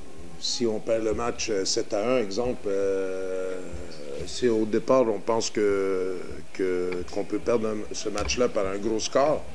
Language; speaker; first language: French; native; French